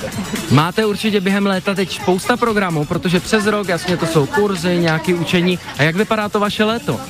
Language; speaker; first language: Czech; native; Czech